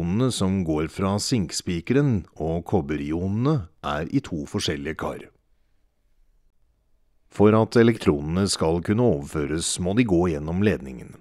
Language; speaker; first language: Norwegian; native; Norwegian